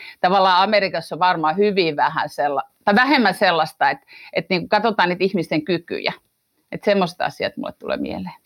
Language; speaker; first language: Finnish; native; Finnish